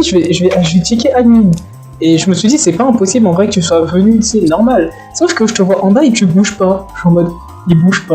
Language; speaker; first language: French; native; French